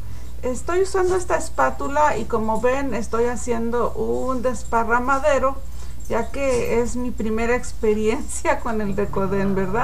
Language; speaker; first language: Spanish; native; Spanish